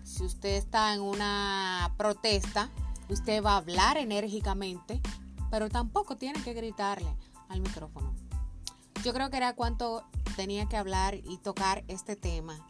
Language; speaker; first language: Spanish; native; Spanish